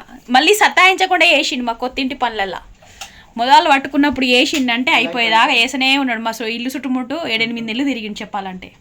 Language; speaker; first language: Telugu; native; Telugu